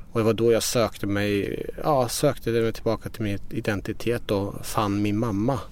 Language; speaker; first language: Swedish; early bilingual, other home language; Persian